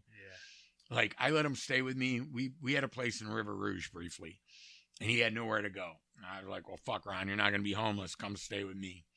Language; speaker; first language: English; native; English